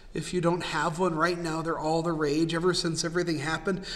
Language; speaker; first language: English; native; English